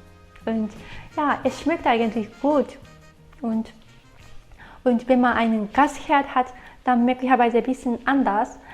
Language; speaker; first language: German; non-native, fluent; Japanese